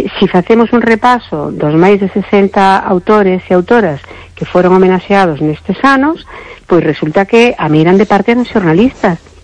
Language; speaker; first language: Galician; non-native, local second language; Spanish